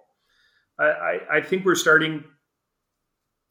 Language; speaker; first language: English; native; English